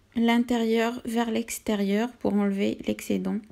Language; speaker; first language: French; non-native, local second language; Arabic